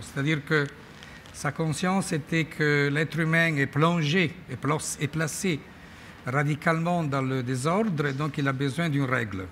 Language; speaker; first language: French; non-native, fluent; Italian